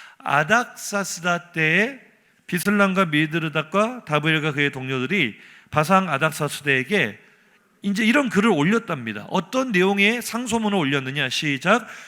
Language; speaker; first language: Korean; native; Korean